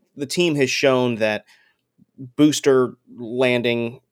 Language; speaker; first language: English; native; English